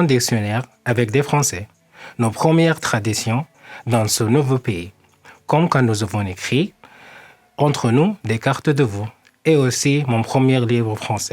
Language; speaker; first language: French; non-native, learner; Arabic